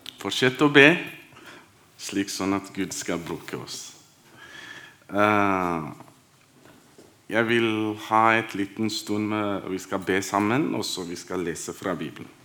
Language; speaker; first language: Norwegian; non-native, fluent; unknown